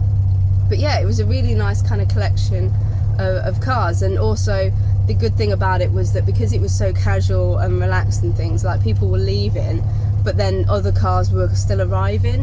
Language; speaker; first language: English; native; English